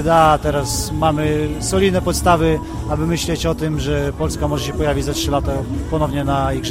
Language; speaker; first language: Polish; native; Polish